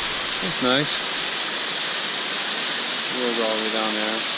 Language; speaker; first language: English; native; English